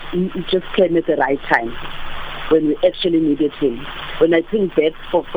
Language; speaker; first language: English; non-native, local second language; Afrikaans